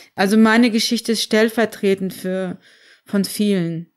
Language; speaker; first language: German; early bilingual, other home language; Turkish